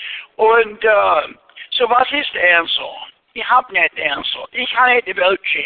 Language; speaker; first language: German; early bilingual, heritage; Pennsylvania German